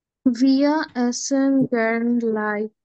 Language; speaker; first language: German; non-native, learner; Bangla